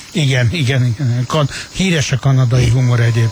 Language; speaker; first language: Hungarian; native; Hungarian